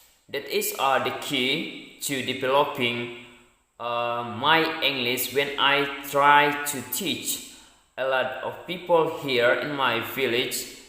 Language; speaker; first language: English; non-native, learner; Indonesian